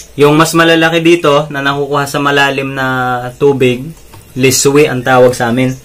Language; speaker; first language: Filipino; non-native, local second language; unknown